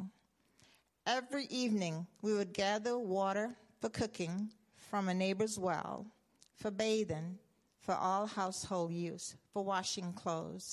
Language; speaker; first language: English; native; English